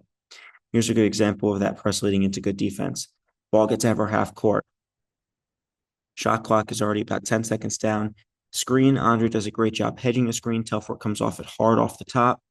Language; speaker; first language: English; native; English